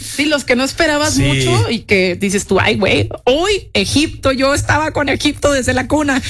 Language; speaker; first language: Spanish; native; Spanish